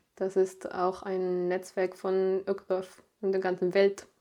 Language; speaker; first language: German; non-native, fluent; Spanish